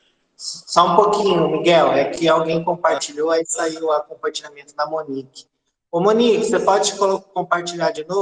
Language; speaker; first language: Portuguese; native; Portuguese